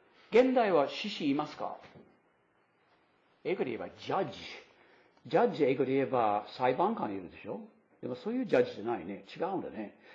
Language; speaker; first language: Japanese; non-native, fluent; English